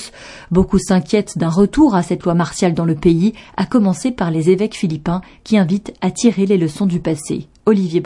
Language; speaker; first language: French; native; French